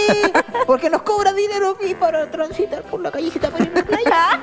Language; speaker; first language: Spanish; native; Spanish